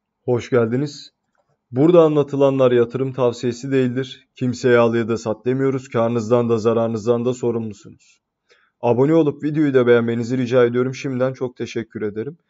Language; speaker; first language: Turkish; native; Turkish